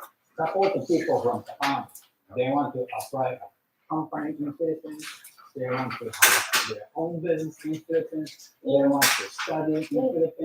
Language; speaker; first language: English; non-native, learner; Japanese